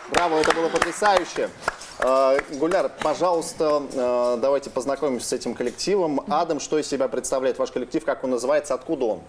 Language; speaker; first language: Russian; native; Russian